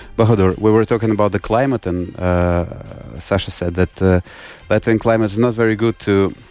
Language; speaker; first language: English; non-native, fluent; Russian